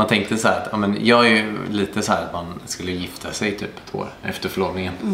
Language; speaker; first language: Swedish; native; Swedish